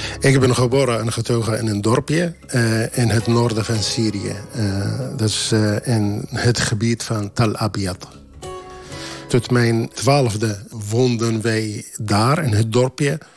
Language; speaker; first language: Dutch; non-native, fluent; Arabic